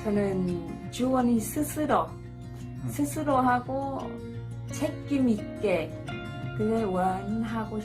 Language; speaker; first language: Korean; non-native, learner; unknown